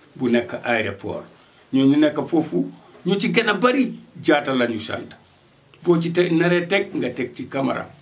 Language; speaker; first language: Wolof; non-native, local second language; Fula